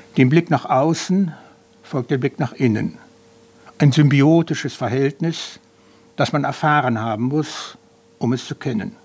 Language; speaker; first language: German; native; German